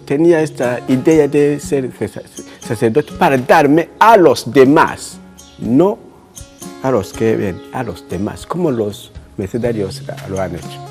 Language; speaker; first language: Spanish; non-native, local second language; Kinyarwanda